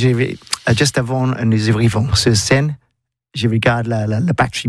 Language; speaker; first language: French; non-native, learner; English